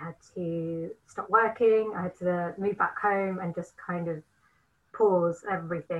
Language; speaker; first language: English; native; English